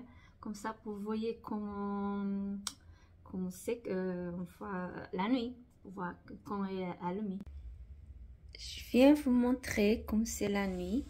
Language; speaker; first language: French; non-native, fluent; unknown